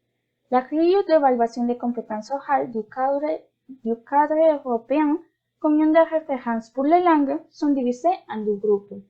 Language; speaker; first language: French; non-native, learner; Spanish